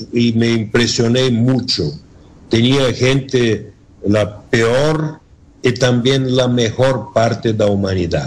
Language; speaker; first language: Spanish; non-native, learner; Bulgarian